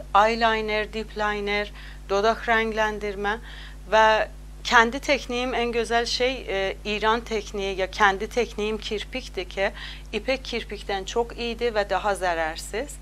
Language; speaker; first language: Turkish; non-native, learner; Azerbaijani